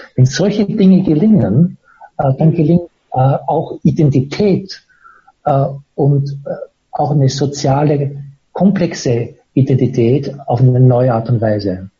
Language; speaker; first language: German; native; German